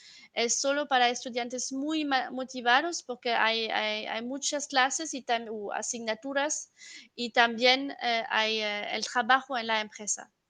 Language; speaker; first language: Spanish; non-native, fluent; French